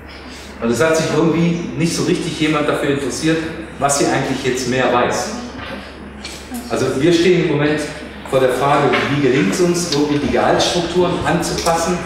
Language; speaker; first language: German; native; German